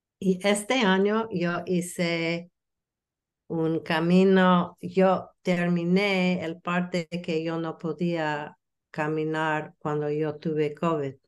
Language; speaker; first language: Spanish; non-native, learner; English